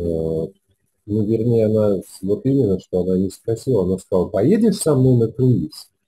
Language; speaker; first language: Russian; native; Russian